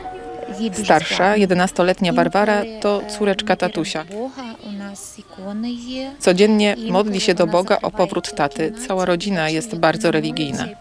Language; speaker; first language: Polish; native; Polish